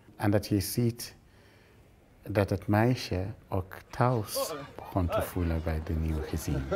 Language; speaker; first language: Dutch; non-native, fluent; English